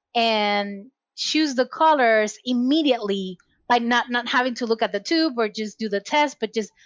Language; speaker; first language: English; non-native, fluent; Spanish